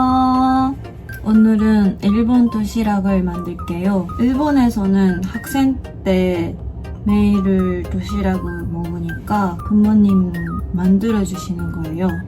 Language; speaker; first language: Korean; non-native, fluent; Japanese